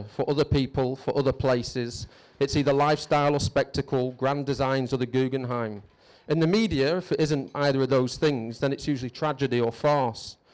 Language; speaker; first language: English; native; English